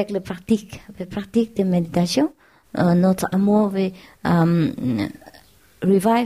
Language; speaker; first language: French; non-native, learner; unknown